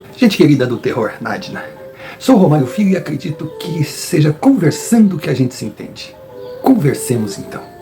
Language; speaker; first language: Portuguese; native; Portuguese